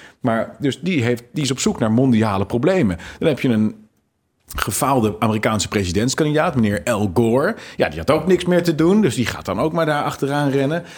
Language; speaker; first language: Dutch; native; Dutch